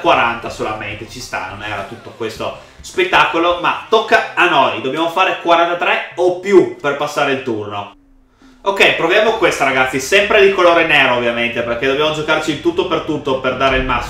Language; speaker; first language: Italian; native; Italian